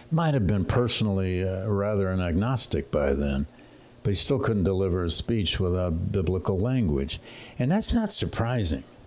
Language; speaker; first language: English; native; English